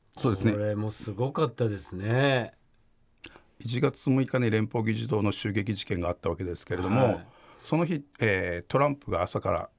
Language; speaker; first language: Japanese; native; Japanese